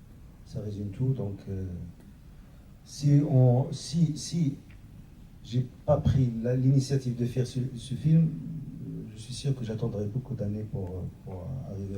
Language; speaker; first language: French; non-native, local second language; Riffian